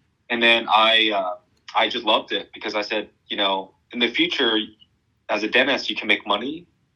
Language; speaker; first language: English; early bilingual, other home language; Vietnamese